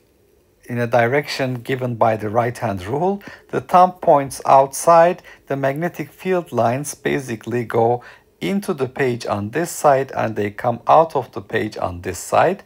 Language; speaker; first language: English; non-native, fluent; Turkish